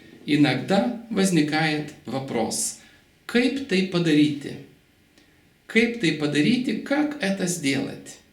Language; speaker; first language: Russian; non-native, local second language; Lithuanian